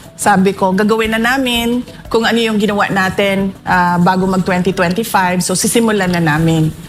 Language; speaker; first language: Filipino; non-native, local second language; Cebuano